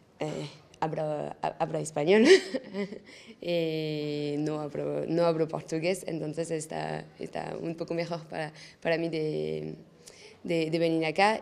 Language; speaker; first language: Spanish; non-native, learner; French